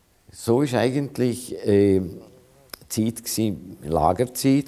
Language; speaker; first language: German; non-native, fluent; Hungarian